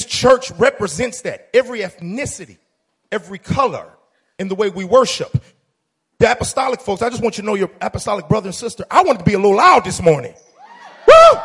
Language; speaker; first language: English; native; English